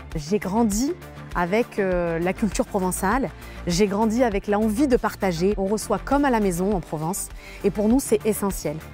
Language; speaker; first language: French; native; French